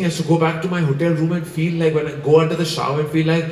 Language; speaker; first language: English; non-native, local second language; Hindi